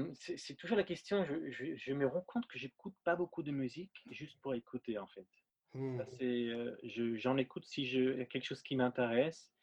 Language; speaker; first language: French; non-native, fluent; German